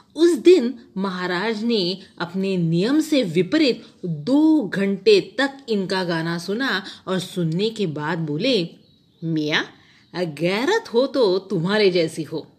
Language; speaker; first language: Hindi; non-native, local second language; Marathi